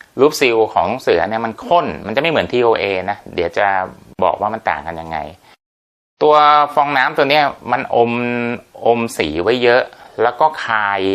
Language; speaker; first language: Thai; native; Thai